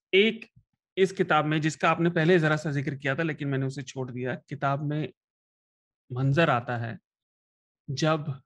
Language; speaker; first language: Hindi; native; Hindi